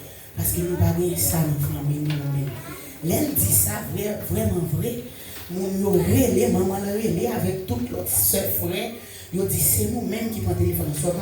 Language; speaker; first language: French; non-native, local second language; Haitian Creole